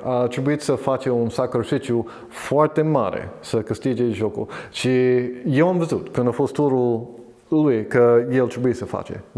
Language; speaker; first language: Romanian; non-native, learner; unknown